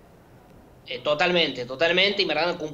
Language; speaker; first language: Spanish; native; Spanish